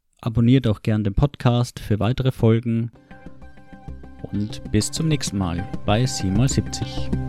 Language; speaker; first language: German; native; German